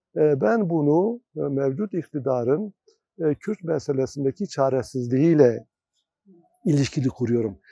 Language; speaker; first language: Turkish; non-native, local second language; Kurdish